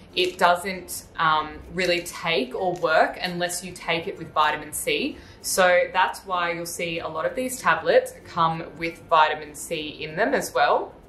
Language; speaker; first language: English; native; English